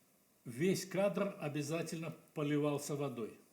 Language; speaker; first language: Russian; native; Russian